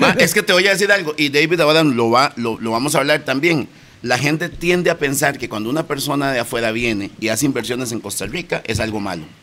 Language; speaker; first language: Spanish; native; Spanish